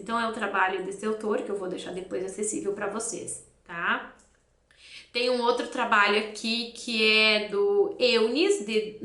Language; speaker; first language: Portuguese; native; Portuguese